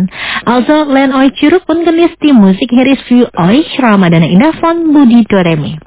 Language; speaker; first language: German; non-native, fluent; Indonesian